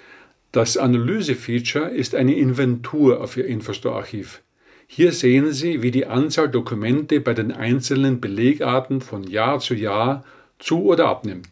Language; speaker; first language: German; native; German